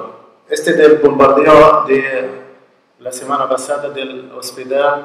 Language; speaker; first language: Spanish; non-native, learner; Arabic